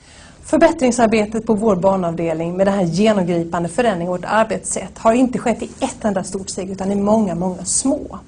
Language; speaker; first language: Swedish; native; Swedish